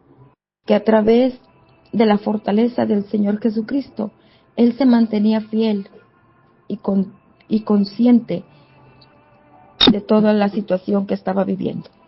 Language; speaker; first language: Spanish; native; Spanish